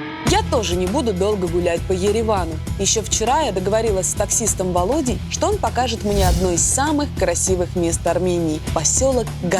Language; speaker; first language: Russian; native; Russian